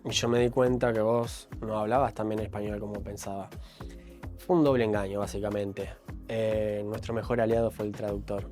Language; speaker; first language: Spanish; native; Spanish